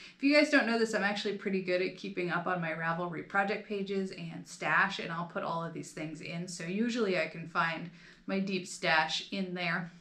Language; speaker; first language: English; native; English